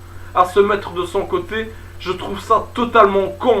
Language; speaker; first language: French; native; French